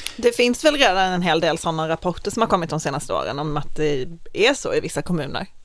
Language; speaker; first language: Swedish; native; Swedish